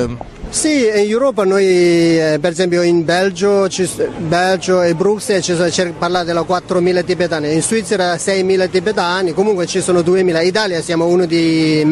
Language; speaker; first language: Italian; non-native, fluent; Tibetan